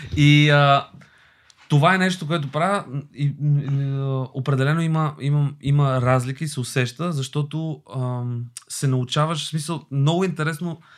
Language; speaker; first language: Bulgarian; early bilingual, other home language; Albanian